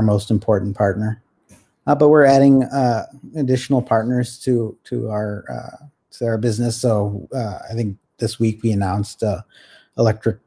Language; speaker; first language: English; native; English